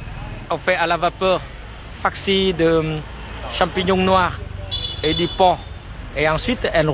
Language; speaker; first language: French; non-native, fluent; Vietnamese